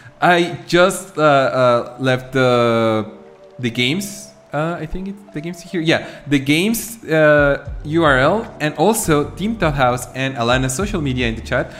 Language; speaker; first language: English; non-native, fluent; Spanish